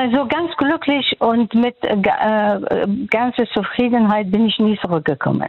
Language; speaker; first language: German; non-native, fluent; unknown